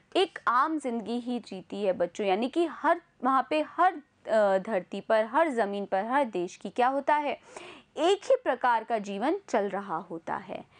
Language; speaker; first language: Hindi; native; Hindi